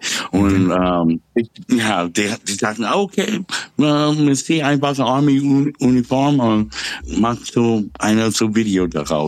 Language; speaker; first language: German; non-native, fluent; English